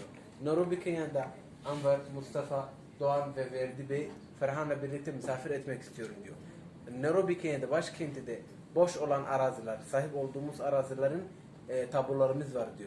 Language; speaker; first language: Turkish; non-native, fluent; Somali